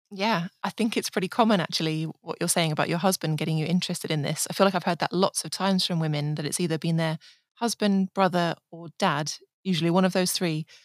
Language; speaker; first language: English; native; English